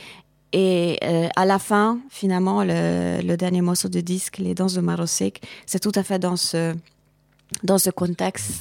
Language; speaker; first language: French; non-native, fluent; Hungarian